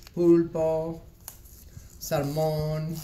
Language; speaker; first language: Spanish; non-native, fluent; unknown